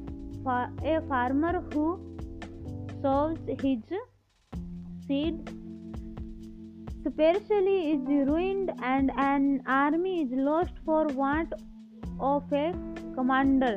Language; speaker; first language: English; non-native, local second language; Hindi